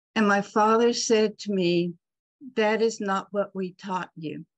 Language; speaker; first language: English; native; English